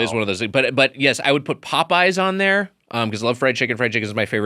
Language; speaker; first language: English; native; English